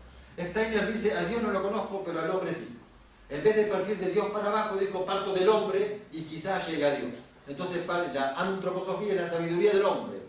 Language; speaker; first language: Spanish; native; Spanish